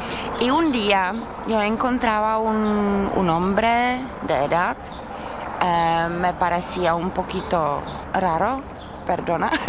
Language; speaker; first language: Spanish; non-native, learner; Czech